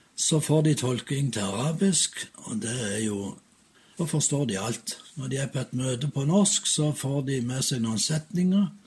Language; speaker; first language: Norwegian; native; Norwegian